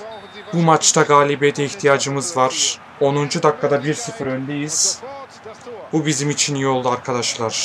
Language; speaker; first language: Turkish; native; Turkish